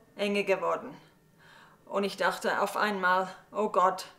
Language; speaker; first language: German; early bilingual, heritage; English